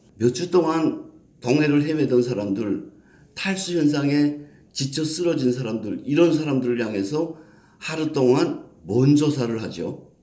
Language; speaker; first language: Korean; native; Korean